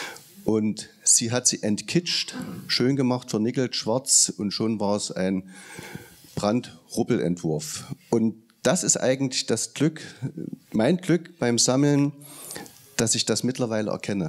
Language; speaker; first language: German; native; German